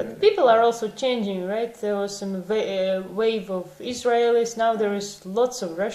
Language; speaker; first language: English; non-native, fluent; Russian